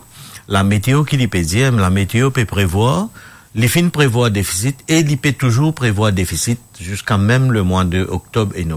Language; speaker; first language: French; non-native, local second language; Morisyen